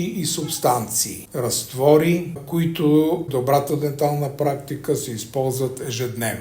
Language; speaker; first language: Bulgarian; native; Bulgarian